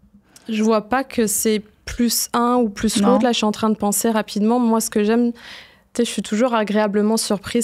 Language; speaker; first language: French; native; French